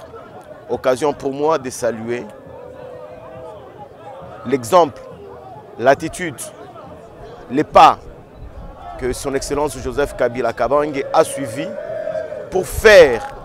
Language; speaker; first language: French; non-native, local second language; Lingala